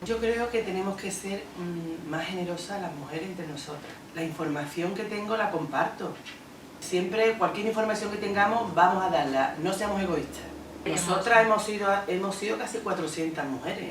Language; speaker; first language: Spanish; native; Spanish